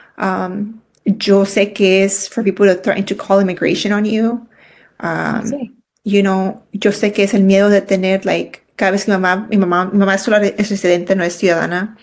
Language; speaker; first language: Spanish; early bilingual, heritage; Spanish